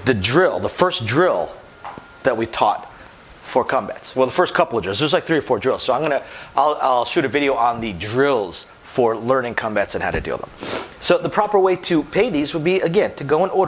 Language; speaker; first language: English; native; English